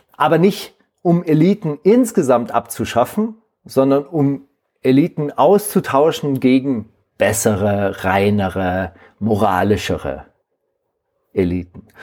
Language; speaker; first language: German; native; German